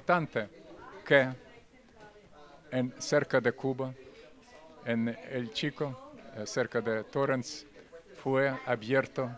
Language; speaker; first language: Spanish; non-native, fluent; Russian